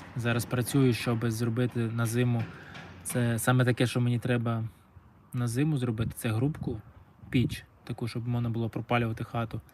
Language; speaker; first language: Ukrainian; native; Ukrainian